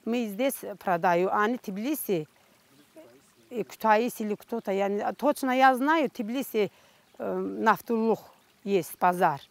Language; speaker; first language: Russian; non-native, learner; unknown